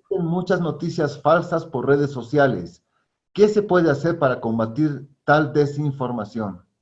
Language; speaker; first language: Spanish; native; Spanish